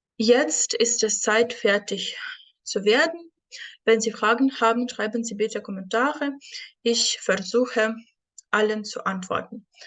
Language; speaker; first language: German; non-native, fluent; Ukrainian